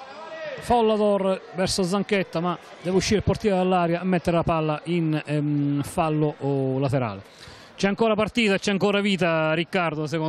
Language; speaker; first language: Italian; native; Italian